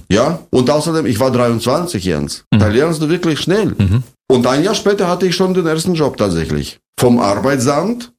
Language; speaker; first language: German; non-native, fluent; Russian